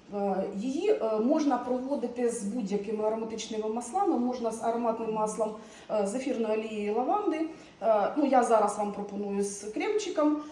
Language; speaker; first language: Ukrainian; non-native, local second language; Russian